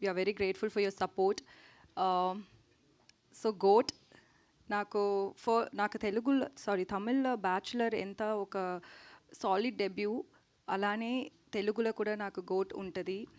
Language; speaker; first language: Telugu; non-native, learner; Tamil